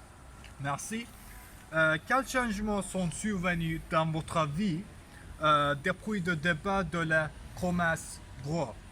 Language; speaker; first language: French; non-native, learner; Turkish